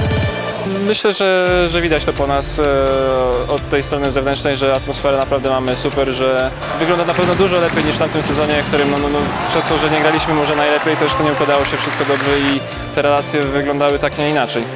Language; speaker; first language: Polish; native; Polish